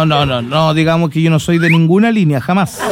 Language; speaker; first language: Spanish; native; Spanish